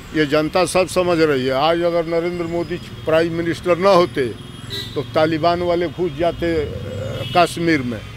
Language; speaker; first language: Hindi; native; Hindi